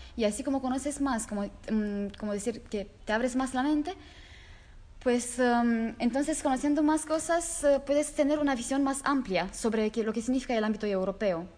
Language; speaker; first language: Spanish; non-native, fluent; Romanian